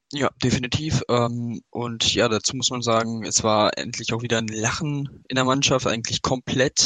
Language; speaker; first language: German; native; German